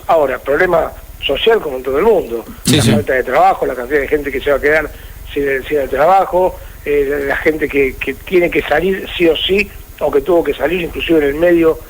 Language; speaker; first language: Spanish; native; Spanish